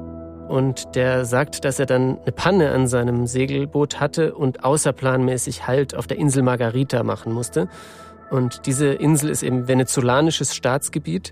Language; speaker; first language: German; native; German